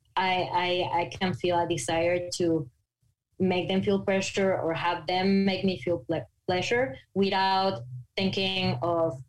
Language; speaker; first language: English; non-native, fluent; Spanish